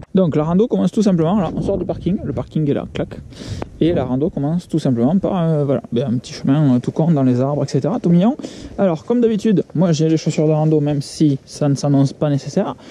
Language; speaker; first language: French; native; French